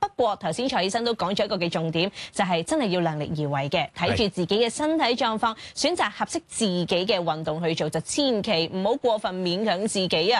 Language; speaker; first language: Cantonese; native; Cantonese